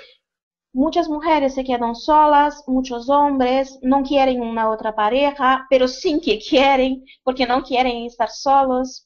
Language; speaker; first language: Spanish; non-native, fluent; Portuguese